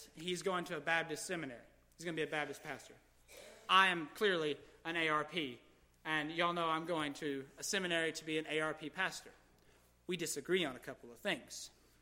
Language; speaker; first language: English; native; English